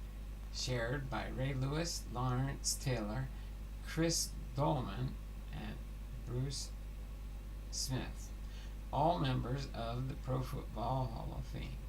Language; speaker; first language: English; native; English